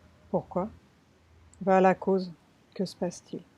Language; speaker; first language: French; native; French